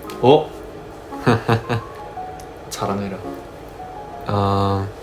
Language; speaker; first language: Korean; non-native, fluent; Chinese